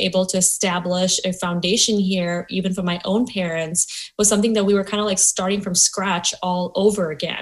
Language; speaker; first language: English; non-native, local second language; Gujarati